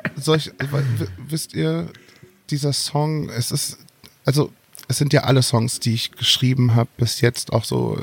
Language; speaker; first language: German; native; German